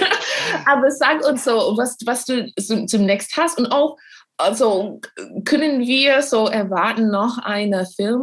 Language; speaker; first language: German; non-native, fluent; English